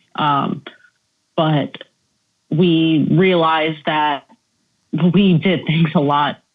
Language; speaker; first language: English; native; English